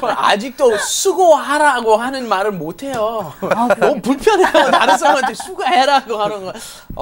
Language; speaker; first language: Korean; non-native, fluent; English